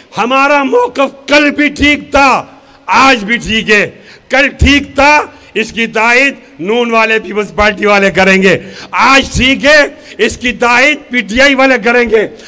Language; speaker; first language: Urdu; non-native, local second language; Pashto